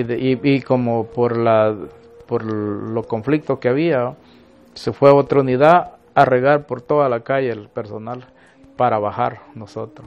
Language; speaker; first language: Spanish; native; Spanish